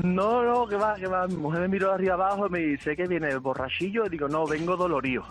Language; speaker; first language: Spanish; native; Spanish